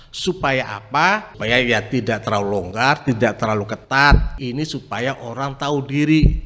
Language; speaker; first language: Indonesian; native; Indonesian